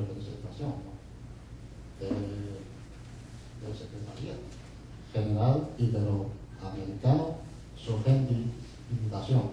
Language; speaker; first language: Spanish; non-native, fluent; Chinese